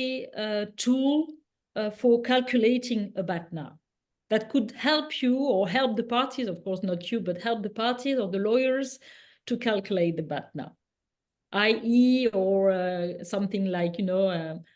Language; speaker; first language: English; non-native, fluent; French